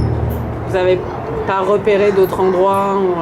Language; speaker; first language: French; native; French